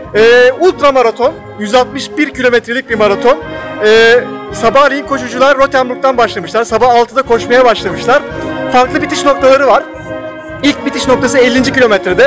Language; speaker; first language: Turkish; native; Turkish